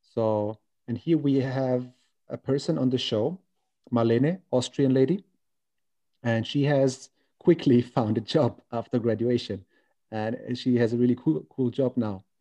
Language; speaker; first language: English; non-native, fluent; German